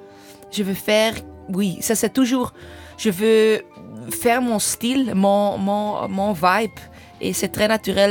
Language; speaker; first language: French; non-native, learner; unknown